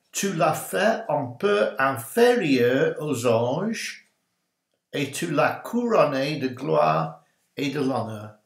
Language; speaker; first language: French; non-native, learner; English